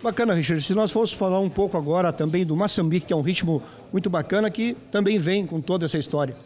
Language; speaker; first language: Portuguese; native; Portuguese